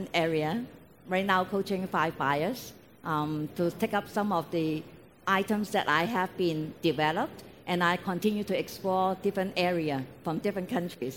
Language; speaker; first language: English; non-native, local second language; Cantonese